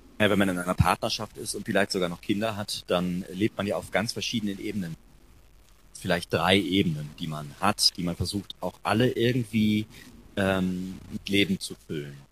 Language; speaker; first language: German; native; German